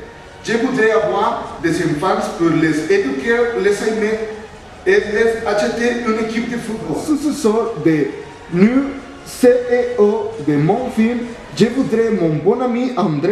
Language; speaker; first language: French; non-native, learner; Spanish